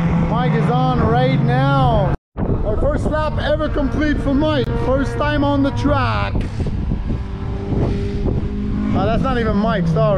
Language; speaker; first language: English; non-native, local second language; French